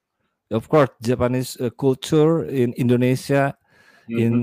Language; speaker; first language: English; non-native, learner; Indonesian